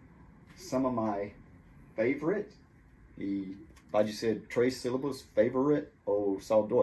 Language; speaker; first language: Portuguese; non-native, fluent; English